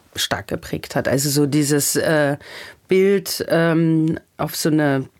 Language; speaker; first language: German; native; German